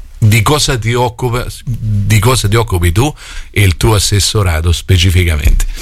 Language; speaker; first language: Italian; native; Italian